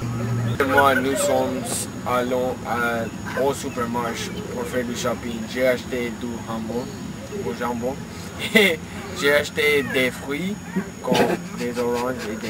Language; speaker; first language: French; non-native, learner; English